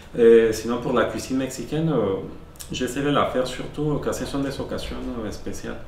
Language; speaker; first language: French; non-native, fluent; Spanish